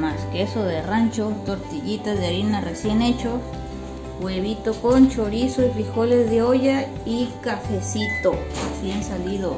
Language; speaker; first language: Spanish; native; Spanish